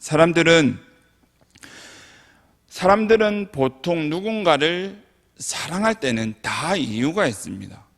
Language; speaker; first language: Korean; native; Korean